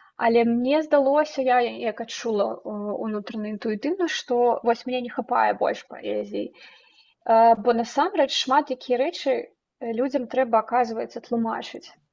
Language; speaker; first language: Belarusian; non-native, local second language; Russian